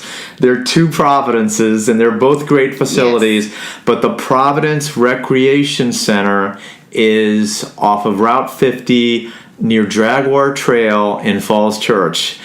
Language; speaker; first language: English; native; English